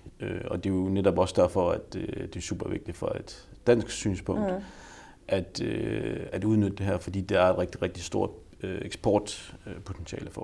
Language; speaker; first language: Danish; native; Danish